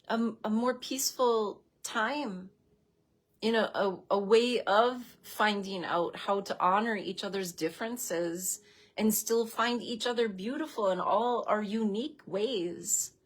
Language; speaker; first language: English; native; English